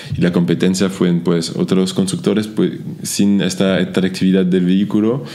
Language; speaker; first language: Spanish; non-native, fluent; French